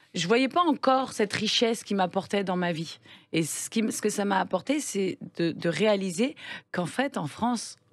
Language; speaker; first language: French; native; French